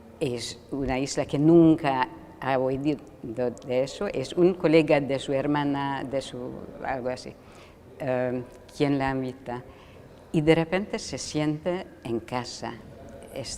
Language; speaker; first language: Spanish; non-native, fluent; Hungarian